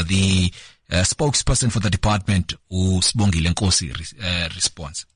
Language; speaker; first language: English; non-native, local second language; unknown